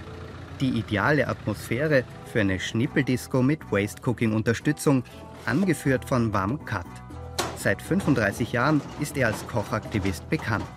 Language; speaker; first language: German; native; German